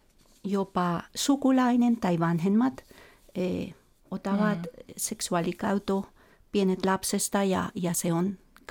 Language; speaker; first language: Finnish; non-native, fluent; Spanish